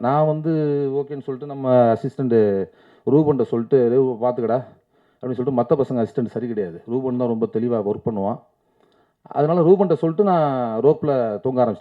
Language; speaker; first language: Tamil; native; Tamil